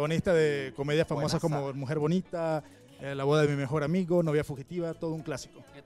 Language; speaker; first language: Spanish; native; Spanish